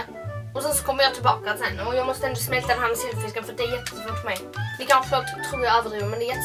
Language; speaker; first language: Swedish; native; Swedish